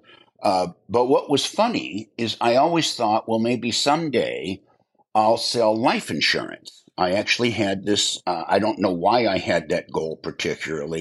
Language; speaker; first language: English; native; English